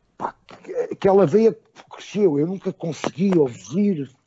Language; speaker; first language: Portuguese; native; Portuguese